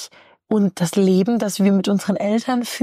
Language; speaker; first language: German; native; German